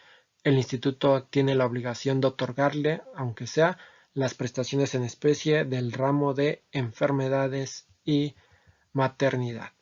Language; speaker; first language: Spanish; native; Spanish